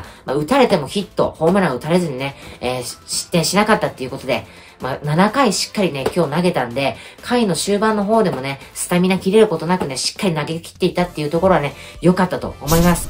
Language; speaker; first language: Japanese; native; Japanese